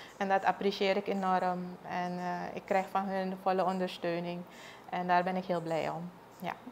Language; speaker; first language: Dutch; native; Dutch